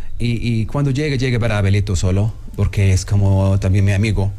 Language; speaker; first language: Spanish; non-native, learner; Arabic